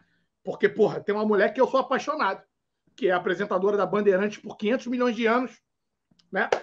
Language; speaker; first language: Portuguese; native; Portuguese